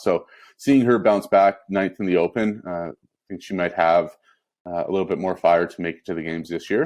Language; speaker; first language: English; native; English